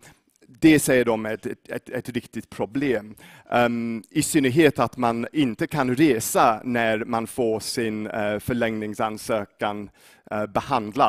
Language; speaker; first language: Swedish; non-native, fluent; English